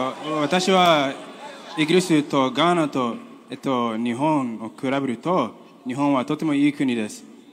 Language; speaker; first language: Japanese; non-native, learner; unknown